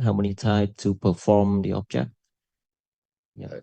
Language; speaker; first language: English; non-native, local second language; Vietnamese